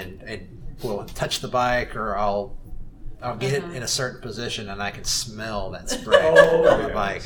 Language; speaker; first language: English; native; English